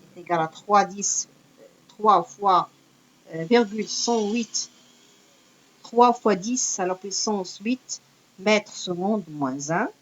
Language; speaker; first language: French; non-native, local second language; Arabic